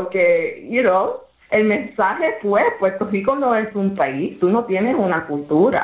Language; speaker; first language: Spanish; early bilingual, heritage; English